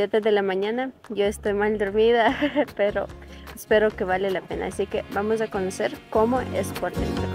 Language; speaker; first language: Spanish; non-native, fluent; Ukrainian